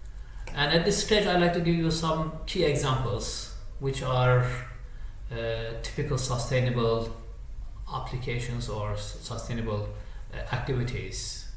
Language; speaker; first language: English; non-native, fluent; Turkish